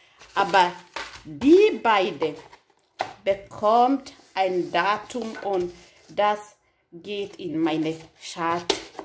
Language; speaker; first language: German; non-native, fluent; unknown